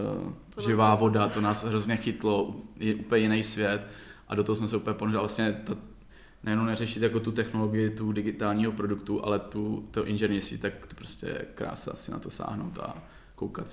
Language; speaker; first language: Czech; native; Czech